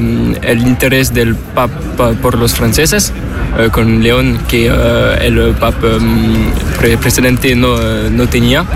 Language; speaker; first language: Spanish; non-native, learner; French